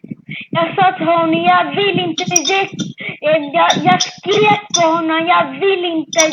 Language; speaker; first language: Swedish; early bilingual, other home language; French